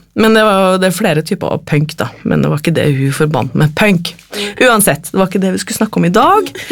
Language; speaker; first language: Norwegian; native; Norwegian